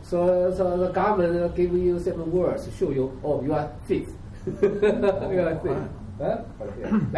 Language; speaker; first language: English; non-native, learner; Chinese